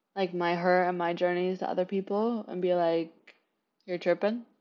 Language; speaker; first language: English; native; English